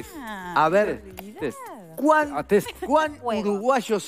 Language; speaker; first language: Spanish; native; Spanish